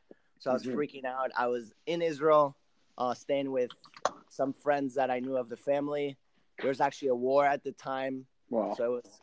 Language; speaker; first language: English; early bilingual, other home language; Spanish